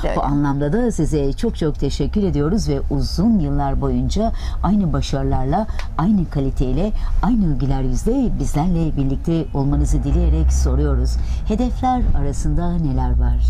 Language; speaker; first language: Turkish; native; Turkish